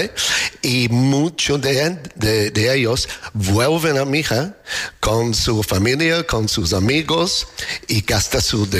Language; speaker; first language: Spanish; non-native, learner; English